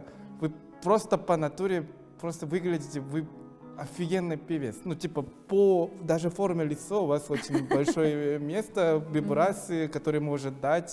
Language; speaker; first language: Russian; non-native, fluent; Korean